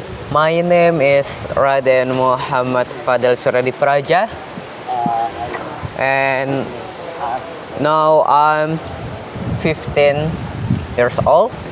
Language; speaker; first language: English; non-native, learner; Indonesian